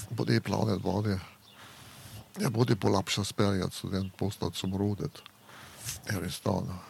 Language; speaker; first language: Swedish; non-native, fluent; German